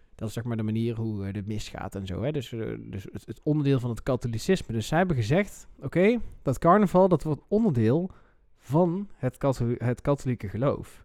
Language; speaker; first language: Dutch; native; Dutch